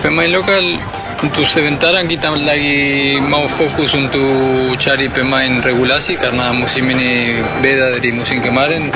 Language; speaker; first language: Indonesian; non-native, fluent; Spanish